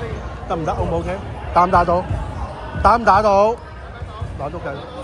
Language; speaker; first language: Cantonese; native; Cantonese